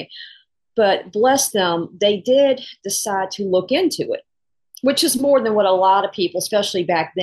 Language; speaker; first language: English; native; English